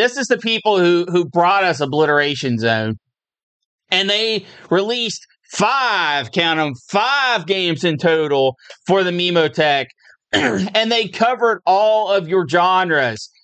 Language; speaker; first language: English; native; English